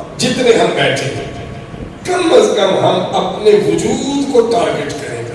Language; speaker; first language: Urdu; non-native, local second language; Punjabi